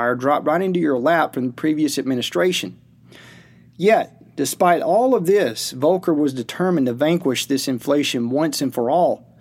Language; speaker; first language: English; native; English